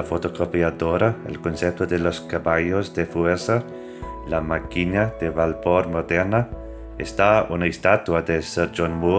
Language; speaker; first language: Spanish; non-native, fluent; English